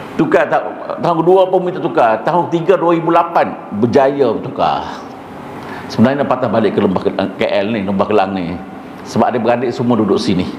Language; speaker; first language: Malay; early bilingual, heritage; Malay